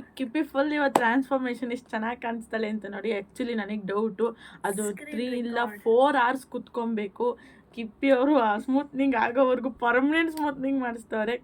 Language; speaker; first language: Kannada; native; Kannada